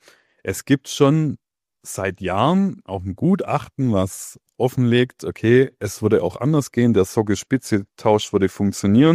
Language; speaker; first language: German; native; German